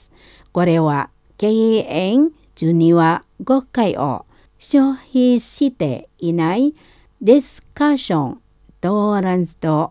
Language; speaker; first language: Japanese; non-native, learner; Indonesian